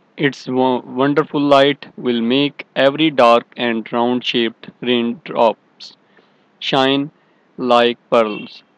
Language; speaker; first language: English; non-native, local second language; Urdu